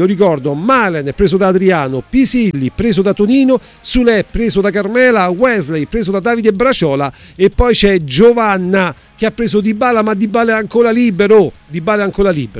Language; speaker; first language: Italian; native; Italian